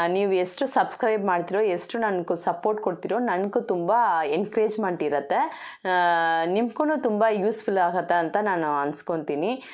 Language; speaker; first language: Kannada; non-native, local second language; Tamil